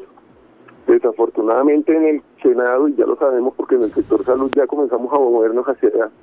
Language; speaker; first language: Spanish; native; Spanish